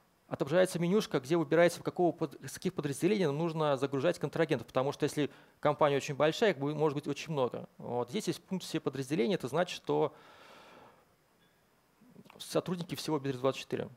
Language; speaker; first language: Russian; native; Russian